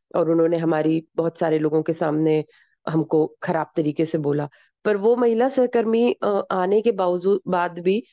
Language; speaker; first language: Hindi; native; Hindi